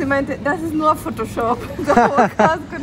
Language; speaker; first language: German; non-native, learner; Spanish